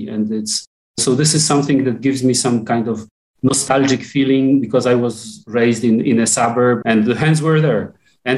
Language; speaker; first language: English; non-native, fluent; Polish